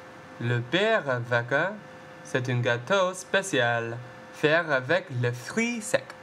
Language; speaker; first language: French; non-native, learner; English